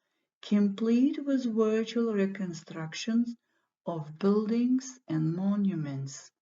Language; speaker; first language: English; non-native, fluent; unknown